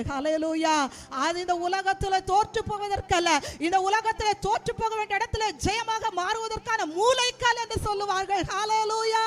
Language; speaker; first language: Tamil; native; Tamil